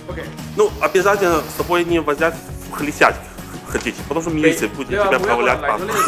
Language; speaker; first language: Russian; non-native, learner; Chinese